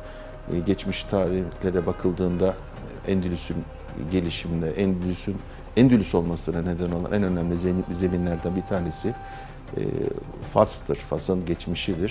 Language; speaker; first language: Turkish; native; Turkish